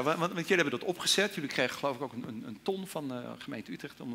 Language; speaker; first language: Dutch; native; Dutch